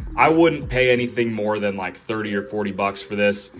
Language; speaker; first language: English; native; English